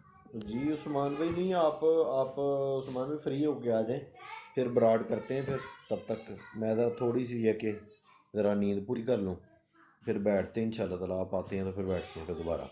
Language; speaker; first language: Hindi; non-native, local second language; Punjabi